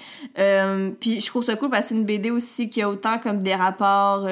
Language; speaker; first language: French; native; French